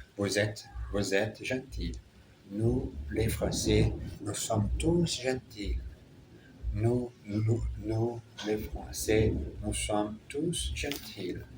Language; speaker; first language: French; non-native, learner; Portuguese